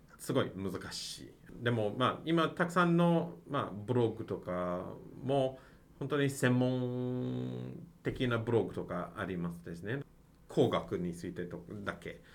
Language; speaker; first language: Japanese; non-native, fluent; English